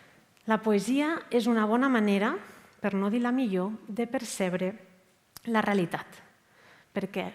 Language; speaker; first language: Catalan; native; Catalan